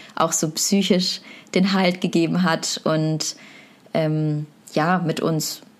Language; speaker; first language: German; native; German